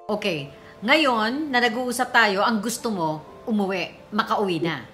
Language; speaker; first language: Filipino; native; Filipino